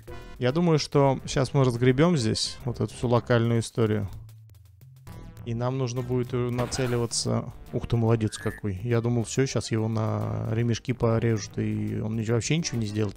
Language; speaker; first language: Russian; native; Russian